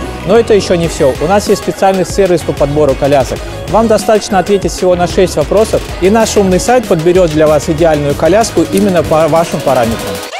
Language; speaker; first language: Russian; native; Russian